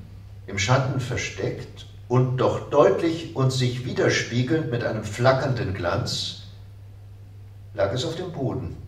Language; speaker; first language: German; native; German